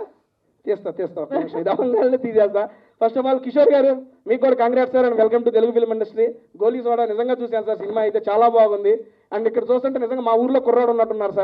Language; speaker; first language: Telugu; native; Telugu